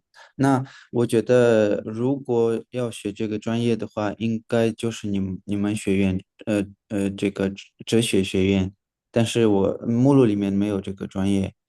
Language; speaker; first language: Chinese; non-native, fluent; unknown